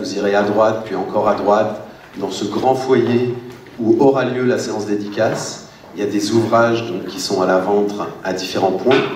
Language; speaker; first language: French; native; French